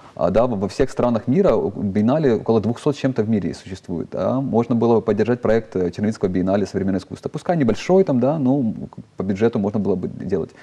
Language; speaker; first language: Russian; native; Russian